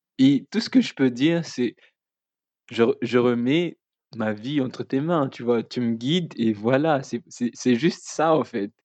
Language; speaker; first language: French; non-native, local second language; Malagasy